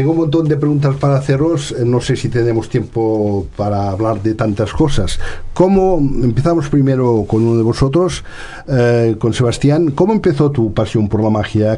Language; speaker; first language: Spanish; non-native, local second language; Catalan